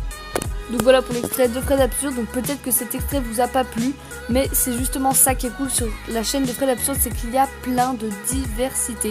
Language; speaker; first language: French; native; French